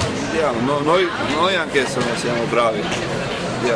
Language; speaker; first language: Italian; non-native, learner; Georgian